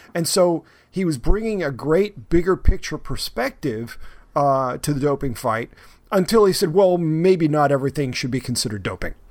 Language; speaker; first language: English; native; English